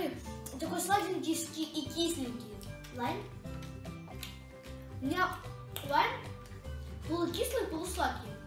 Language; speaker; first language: Russian; native; Russian